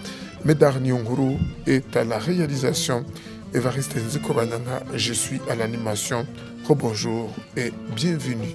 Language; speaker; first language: French; non-native, local second language; Rundi